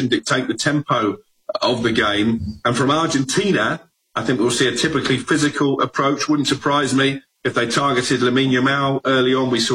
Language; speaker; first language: English; native; English